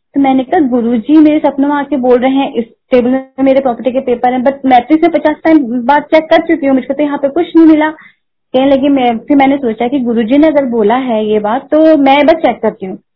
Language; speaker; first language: Hindi; native; Hindi